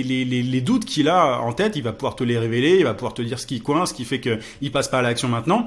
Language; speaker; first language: French; native; French